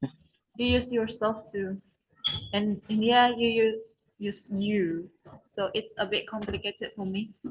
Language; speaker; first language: English; non-native, learner; Indonesian